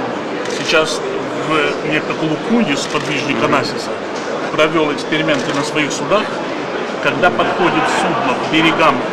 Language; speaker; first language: Russian; native; Russian